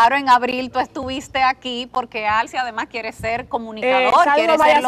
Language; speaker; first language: Spanish; native; Spanish